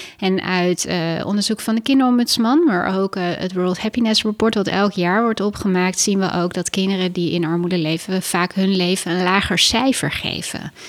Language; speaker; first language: Dutch; native; Dutch